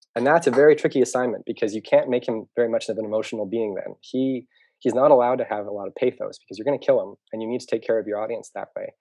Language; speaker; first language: English; native; English